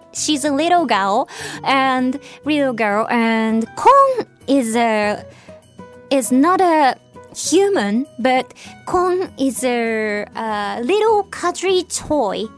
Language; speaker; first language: English; non-native, fluent; Japanese